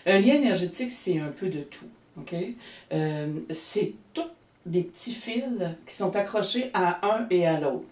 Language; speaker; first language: French; native; French